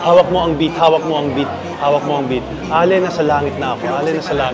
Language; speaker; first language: Filipino; native; Filipino